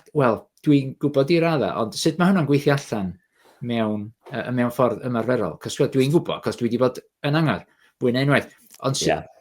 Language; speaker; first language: Welsh; native; Welsh